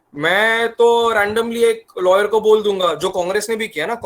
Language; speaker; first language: Hindi; non-native, local second language; Marathi